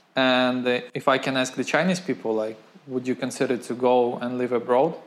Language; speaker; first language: English; non-native, fluent; Ukrainian